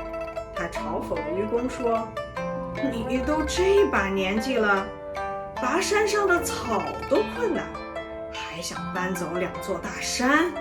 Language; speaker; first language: Chinese; native; Chinese